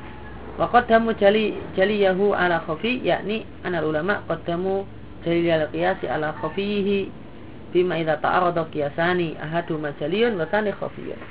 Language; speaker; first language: Arabic; non-native, fluent; Indonesian